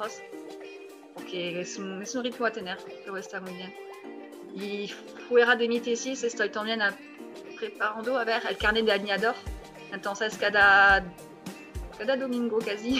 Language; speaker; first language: Spanish; non-native, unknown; French